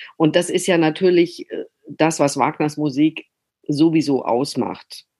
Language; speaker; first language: German; native; German